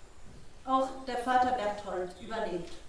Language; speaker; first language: German; native; German